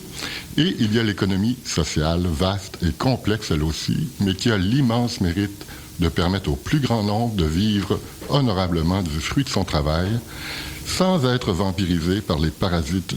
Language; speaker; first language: French; native; French